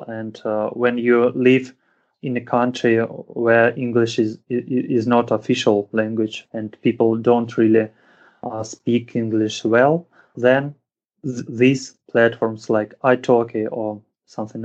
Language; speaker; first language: English; non-native, fluent; Russian